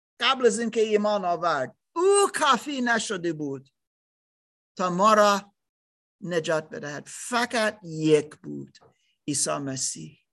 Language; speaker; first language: Persian; non-native, learner; German